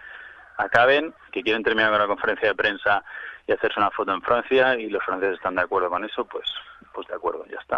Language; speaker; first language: Spanish; native; Spanish